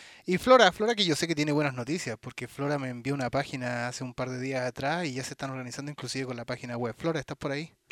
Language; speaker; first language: Spanish; native; Spanish